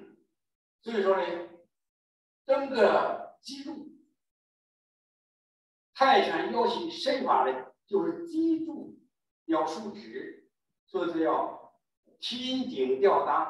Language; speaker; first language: Chinese; native; Chinese